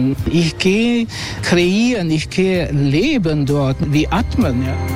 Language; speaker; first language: German; non-native, learner; Croatian